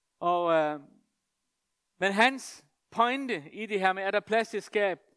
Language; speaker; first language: Danish; non-native, local second language; Faroese